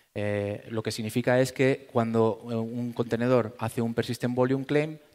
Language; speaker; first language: Spanish; native; Spanish